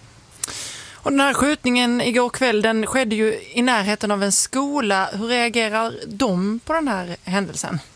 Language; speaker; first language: Swedish; native; Swedish